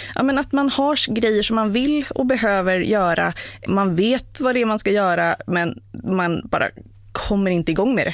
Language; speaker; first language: Swedish; native; Swedish